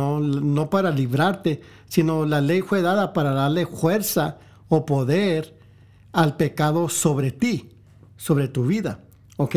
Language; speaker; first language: Spanish; early bilingual, heritage; Spanish